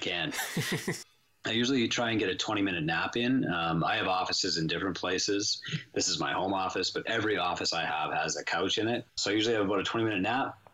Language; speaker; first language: English; native; English